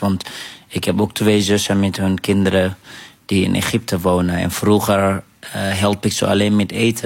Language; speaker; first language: Dutch; non-native, fluent; Arabic